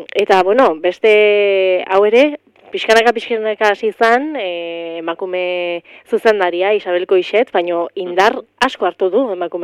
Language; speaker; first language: Basque; native; Basque